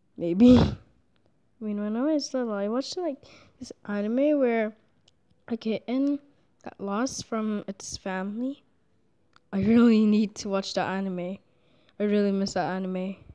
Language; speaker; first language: English; non-native, fluent; Indonesian